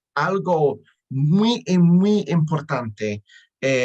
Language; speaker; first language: Spanish; non-native, learner; English